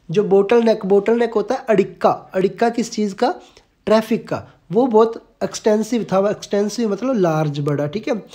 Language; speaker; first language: Hindi; non-native, local second language; Punjabi